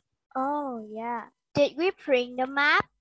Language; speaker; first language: English; non-native, learner; Vietnamese